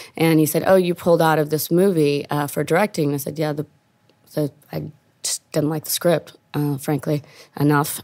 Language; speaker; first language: English; non-native, fluent; Italian